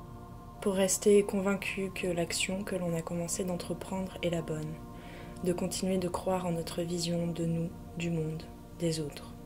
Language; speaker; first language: French; native; French